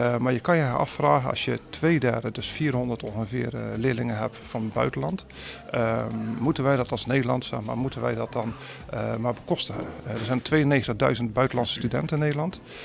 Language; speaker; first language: Dutch; native; Dutch